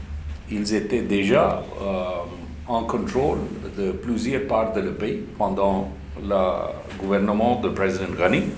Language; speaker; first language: French; non-native, fluent; Urdu